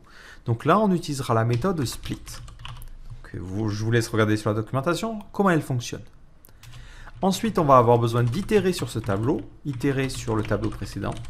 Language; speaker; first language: French; native; French